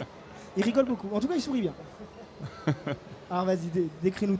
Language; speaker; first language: French; native; French